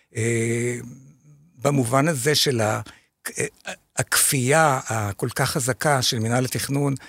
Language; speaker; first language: Hebrew; native; Hebrew